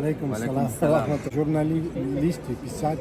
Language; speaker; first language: Russian; non-native, fluent; Arabic